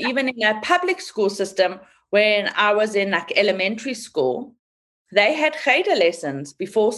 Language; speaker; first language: English; native; English